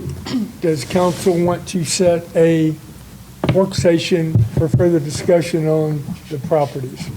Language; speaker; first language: English; native; English